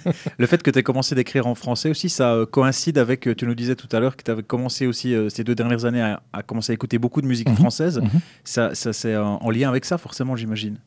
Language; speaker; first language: French; native; French